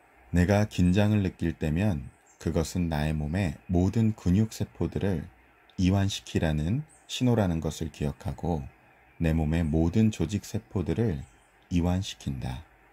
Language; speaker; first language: Korean; native; Korean